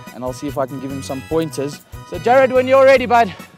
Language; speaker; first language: English; non-native, local second language; Afrikaans